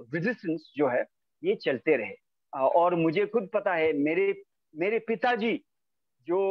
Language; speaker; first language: Hindi; native; Hindi